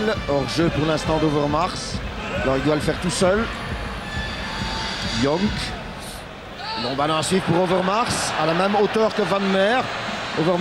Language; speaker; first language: French; native; French